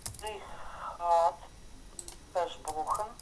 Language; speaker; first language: German; non-native, learner; Ukrainian